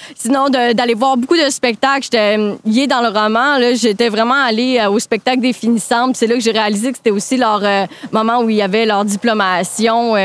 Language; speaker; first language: French; native; French